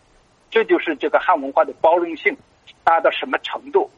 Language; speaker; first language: Chinese; non-native, local second language; Mongolian